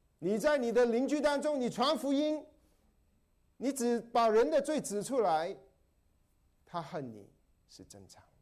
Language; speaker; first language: Chinese; non-native, local second language; Cantonese